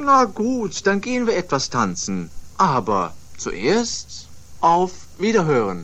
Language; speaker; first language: German; non-native, fluent; Swedish